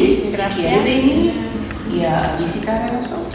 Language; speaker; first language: Spanish; non-native, learner; English